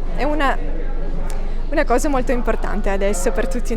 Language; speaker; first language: Italian; non-native, learner; Ukrainian